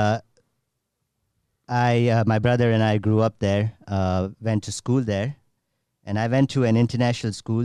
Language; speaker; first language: English; non-native, local second language; Gujarati